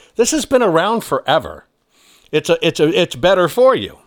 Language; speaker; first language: English; early bilingual, other home language; German